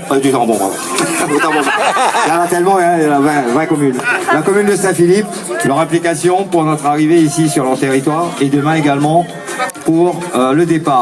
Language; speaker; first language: French; native; French